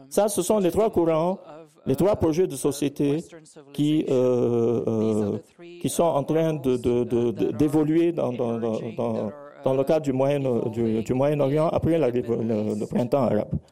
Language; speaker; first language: French; non-native, local second language; Arabic